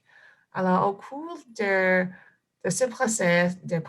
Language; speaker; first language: French; non-native, fluent; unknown